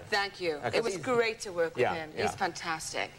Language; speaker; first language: English; native; English